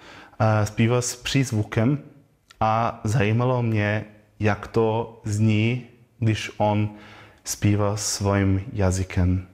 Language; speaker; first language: Czech; non-native, learner; German